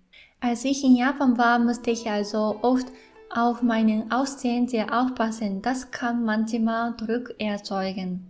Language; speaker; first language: German; non-native, fluent; Japanese